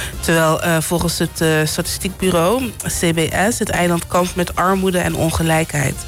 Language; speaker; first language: Dutch; non-native, local second language; Papiamento